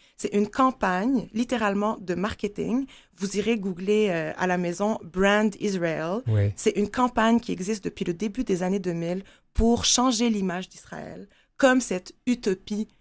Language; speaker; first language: French; non-native, local second language; Arabic